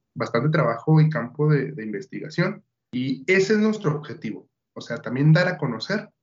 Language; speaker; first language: Spanish; native; Spanish